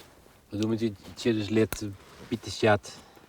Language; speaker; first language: Russian; non-native, fluent; Dutch